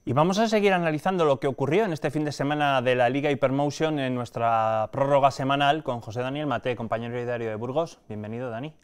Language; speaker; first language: Spanish; native; Spanish